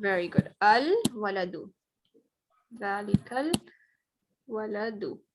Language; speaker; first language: Arabic; non-native, fluent; English